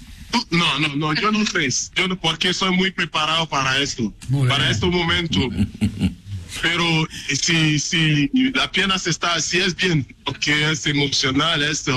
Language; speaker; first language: Spanish; non-native, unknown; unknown